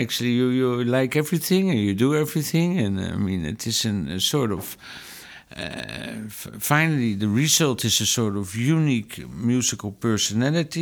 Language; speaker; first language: English; non-native, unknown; Dutch